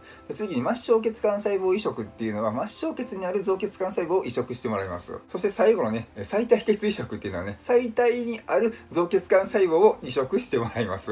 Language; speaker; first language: Japanese; native; Japanese